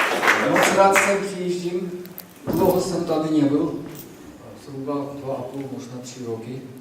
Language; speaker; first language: Czech; non-native, fluent; Armenian